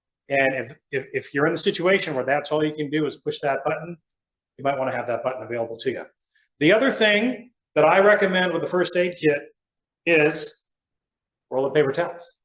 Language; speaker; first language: English; native; English